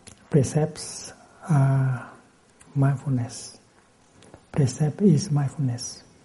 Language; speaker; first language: English; non-native, fluent; Vietnamese